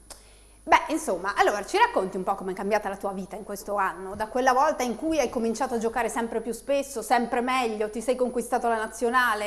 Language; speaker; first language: Italian; native; Italian